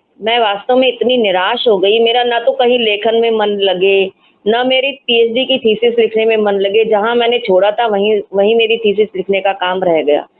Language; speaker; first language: Hindi; non-native, local second language; Marathi